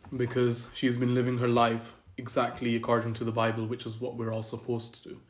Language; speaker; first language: English; early bilingual, other home language; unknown